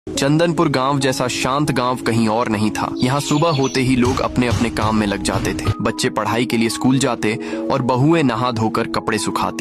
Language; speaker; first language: Hindi; native; Hindi